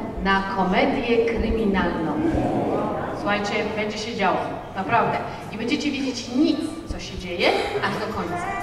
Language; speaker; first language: Polish; native; Polish